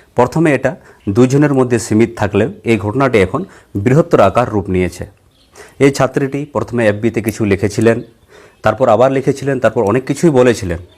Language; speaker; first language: Bangla; non-native, local second language; Santali